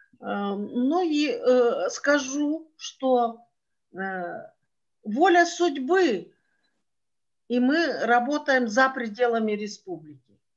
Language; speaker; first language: Russian; non-native, local second language; Kyrgyz